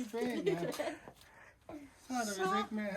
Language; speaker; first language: Danish; native; Danish